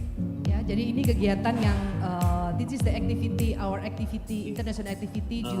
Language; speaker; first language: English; non-native, learner; Indonesian